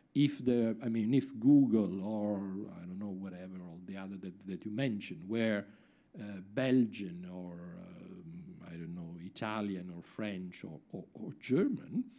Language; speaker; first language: English; non-native, fluent; Italian